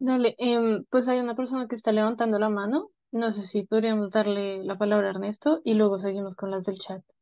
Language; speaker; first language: Spanish; native; Spanish